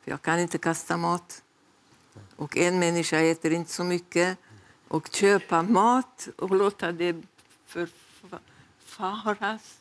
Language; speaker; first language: Swedish; non-native, fluent; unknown